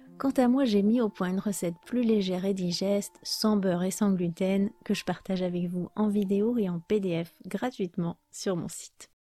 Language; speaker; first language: French; native; French